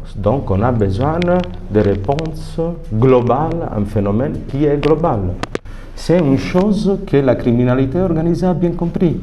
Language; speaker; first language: French; non-native, fluent; Italian